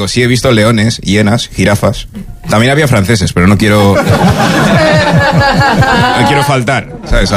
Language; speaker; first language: Spanish; early bilingual, other home language; English